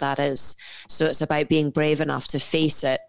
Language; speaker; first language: English; native; English